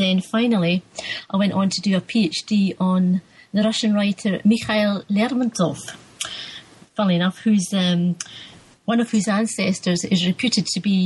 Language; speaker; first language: English; native; English